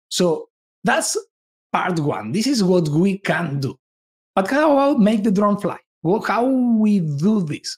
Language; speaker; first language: English; non-native, fluent; Spanish